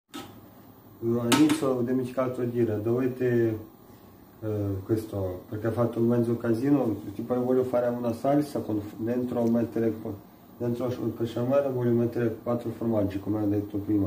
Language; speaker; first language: Italian; non-native, learner; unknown